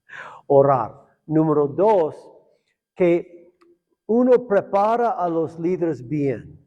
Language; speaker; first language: Spanish; non-native, fluent; English